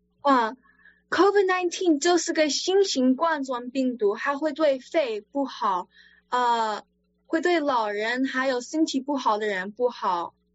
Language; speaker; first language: Chinese; early bilingual, other home language; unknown